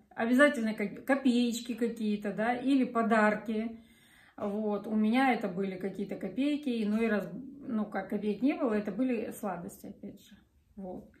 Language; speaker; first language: Russian; native; Russian